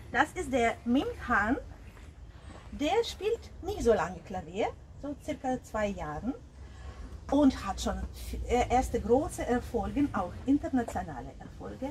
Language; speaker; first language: German; non-native, fluent; Russian